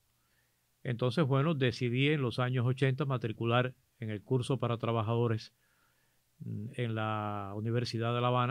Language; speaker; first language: Spanish; native; Spanish